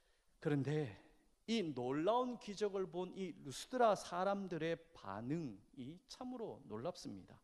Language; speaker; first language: Korean; native; Korean